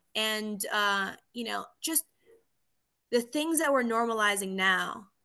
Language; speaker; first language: English; early bilingual, other home language; Spanish